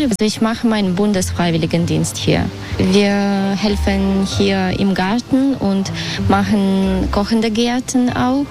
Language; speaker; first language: German; non-native, learner; Russian